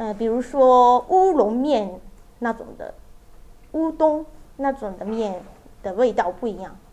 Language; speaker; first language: Chinese; non-native, learner; Japanese